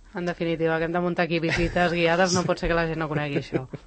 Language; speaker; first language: Catalan; native; Catalan